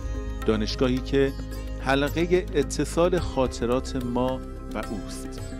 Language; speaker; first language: Persian; native; Persian